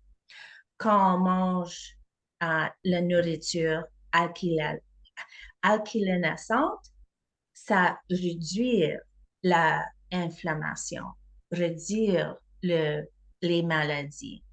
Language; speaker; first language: French; non-native, fluent; English